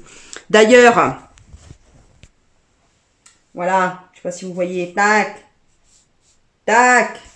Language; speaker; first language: French; native; French